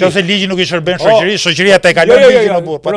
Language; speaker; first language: Albanian; native; Albanian